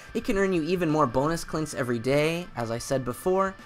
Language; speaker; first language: English; native; English